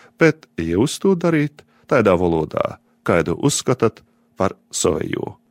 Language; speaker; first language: Latvian; native; Latvian